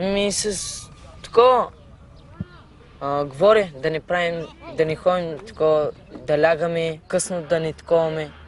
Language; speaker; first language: Bulgarian; non-native, local second language; Turkish